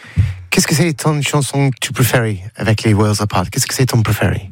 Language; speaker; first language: French; non-native, learner; English